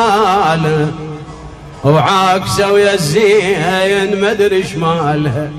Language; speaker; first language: Arabic; native; Arabic